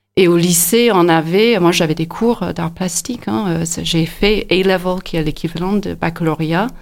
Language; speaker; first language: French; non-native, fluent; English